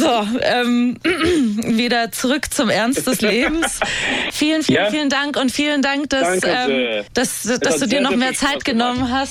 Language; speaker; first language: German; native; German